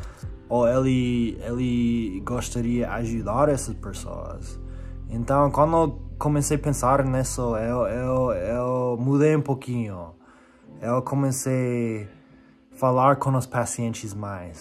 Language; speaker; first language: Portuguese; non-native, fluent; English